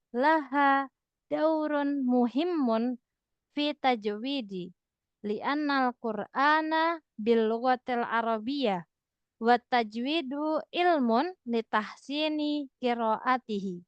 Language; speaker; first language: Arabic; non-native, fluent; Indonesian